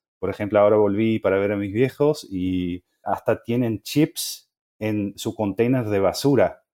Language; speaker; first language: Spanish; non-native, fluent; Dutch